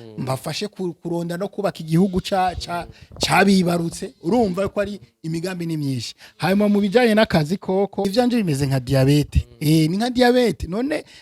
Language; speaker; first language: Rundi; early bilingual, heritage; Rundi